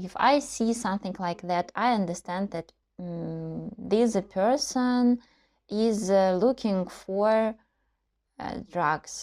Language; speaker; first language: English; non-native, learner; Russian